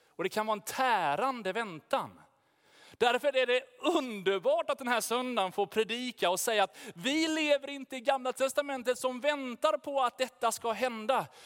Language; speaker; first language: Swedish; native; Swedish